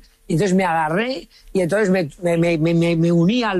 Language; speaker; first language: Spanish; native; Spanish